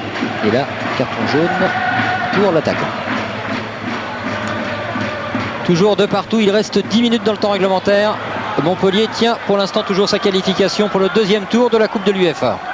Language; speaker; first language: French; native; French